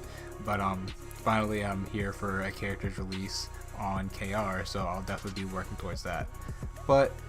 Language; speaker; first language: English; native; English